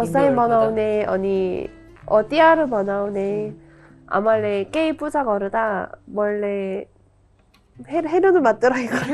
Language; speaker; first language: Nepali; non-native, learner; Korean